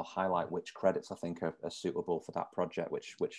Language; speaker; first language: English; native; English